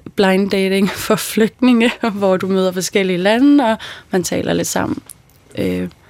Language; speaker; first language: Danish; early bilingual, other home language; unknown